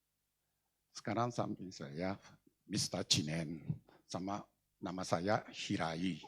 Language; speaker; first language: Indonesian; non-native, learner; Japanese